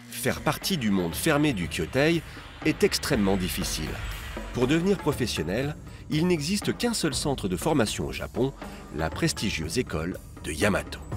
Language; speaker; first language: French; native; French